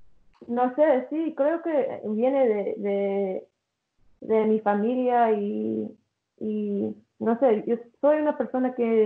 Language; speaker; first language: Spanish; early bilingual, heritage; English